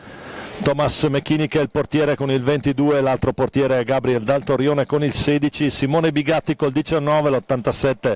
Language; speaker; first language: Italian; native; Italian